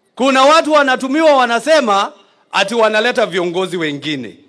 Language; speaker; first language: Swahili; non-native, local second language; Kikuyu